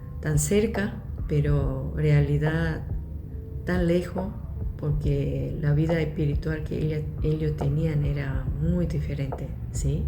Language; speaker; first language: Spanish; non-native, local second language; Korean